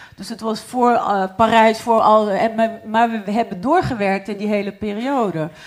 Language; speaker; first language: Dutch; non-native, fluent; Arabic